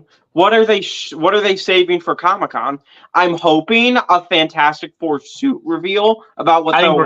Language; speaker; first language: English; native; English